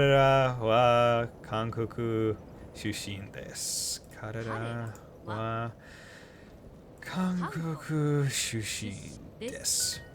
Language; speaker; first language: Japanese; non-native, learner; English